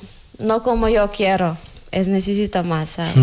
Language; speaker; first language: Spanish; non-native, learner; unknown